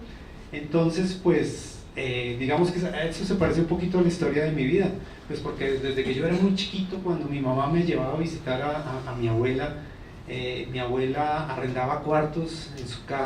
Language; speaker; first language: Spanish; native; Spanish